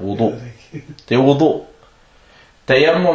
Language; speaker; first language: Danish; non-native, fluent; Arabic